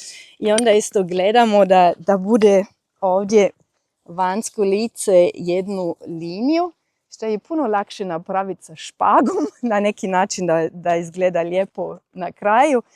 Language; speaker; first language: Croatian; non-native, fluent; German